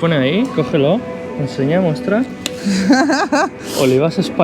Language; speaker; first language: Spanish; native; Spanish